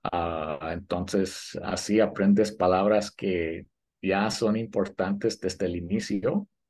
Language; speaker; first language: Spanish; early bilingual, heritage; Spanish